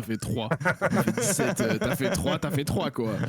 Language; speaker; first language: French; native; French